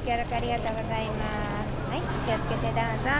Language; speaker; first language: Japanese; native; Japanese